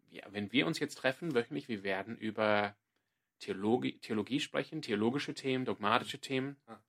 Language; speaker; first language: German; non-native, fluent; English